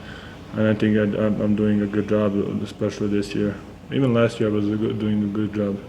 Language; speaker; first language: English; non-native, fluent; Serbian